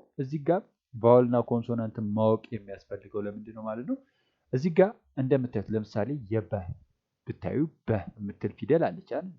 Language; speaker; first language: Amharic; native; Amharic